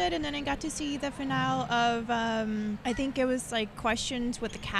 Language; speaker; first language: English; non-native, fluent; Spanish